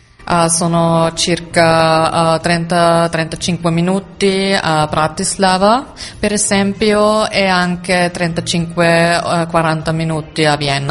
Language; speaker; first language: Italian; non-native, learner; German